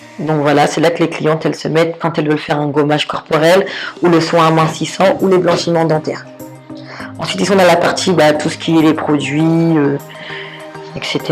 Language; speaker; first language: French; early bilingual, other home language; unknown